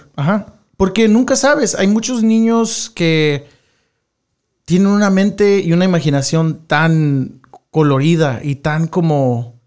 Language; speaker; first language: Spanish; early bilingual, heritage; Spanish